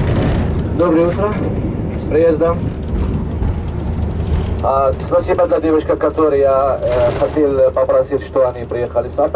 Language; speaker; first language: Russian; non-native, learner; Arabic